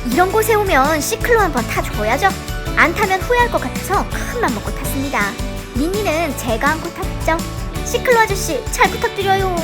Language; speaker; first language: Korean; native; Korean